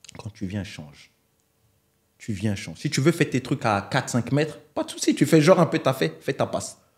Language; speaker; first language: French; native; French